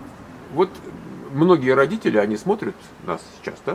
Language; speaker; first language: Russian; native; Russian